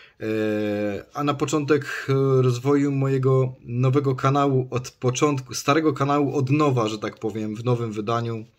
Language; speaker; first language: Polish; native; Polish